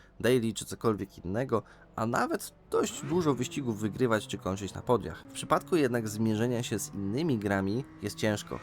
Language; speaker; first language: Polish; native; Polish